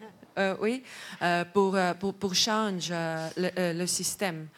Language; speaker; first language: French; non-native, learner; Estonian